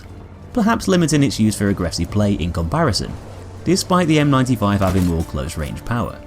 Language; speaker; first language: English; native; English